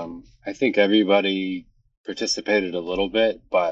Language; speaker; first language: English; native; English